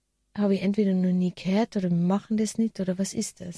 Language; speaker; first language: German; native; German